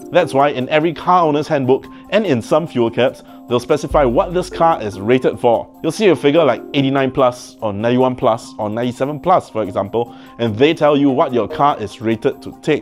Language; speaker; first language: English; native; English